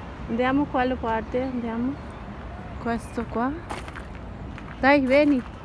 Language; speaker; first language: Italian; non-native, learner; Hindi